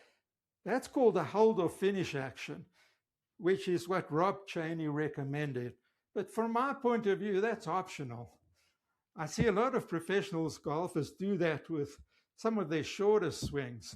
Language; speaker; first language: English; native; English